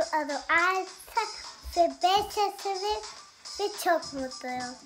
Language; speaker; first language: Turkish; early bilingual, other home language; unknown